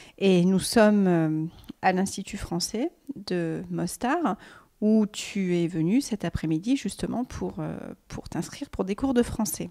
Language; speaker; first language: French; native; French